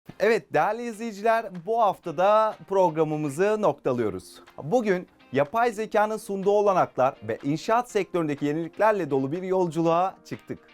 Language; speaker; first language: Turkish; native; Turkish